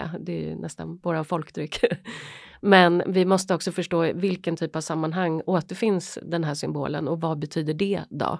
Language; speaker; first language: Swedish; native; Swedish